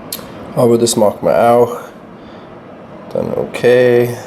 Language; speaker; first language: German; non-native, learner; English